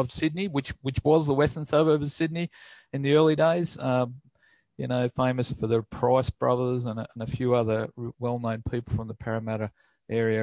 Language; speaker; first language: English; native; English